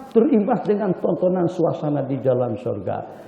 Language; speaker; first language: Malay; non-native, fluent; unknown